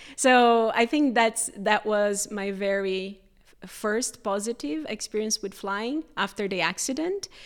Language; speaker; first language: English; non-native, fluent; Portuguese